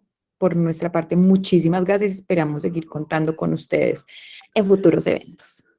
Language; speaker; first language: Spanish; native; Spanish